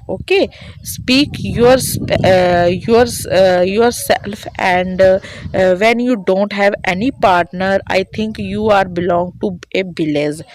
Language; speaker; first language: English; non-native, learner; Hindi